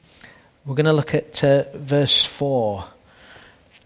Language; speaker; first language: English; native; English